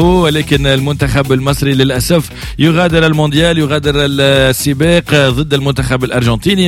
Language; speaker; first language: Arabic; native; Arabic